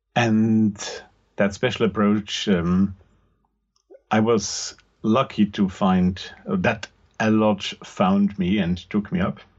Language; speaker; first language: English; non-native, fluent; German